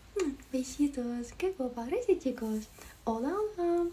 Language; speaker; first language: Spanish; non-native, learner; Ukrainian